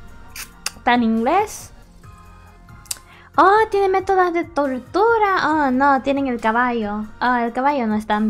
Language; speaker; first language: Spanish; early bilingual, heritage; English